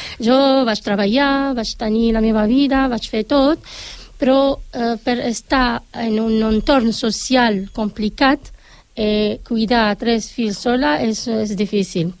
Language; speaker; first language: Catalan; non-native, fluent; Arabic